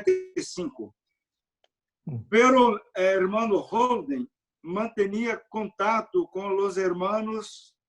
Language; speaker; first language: Spanish; non-native, learner; Portuguese